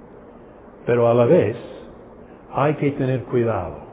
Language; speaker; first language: Spanish; non-native, fluent; English